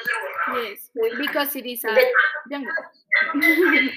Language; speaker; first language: English; non-native, fluent; Spanish